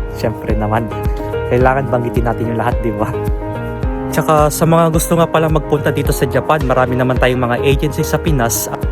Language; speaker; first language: Filipino; native; Filipino